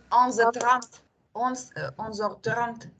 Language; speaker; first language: French; non-native, learner; Russian